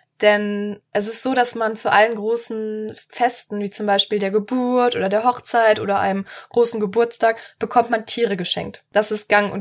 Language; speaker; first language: German; native; German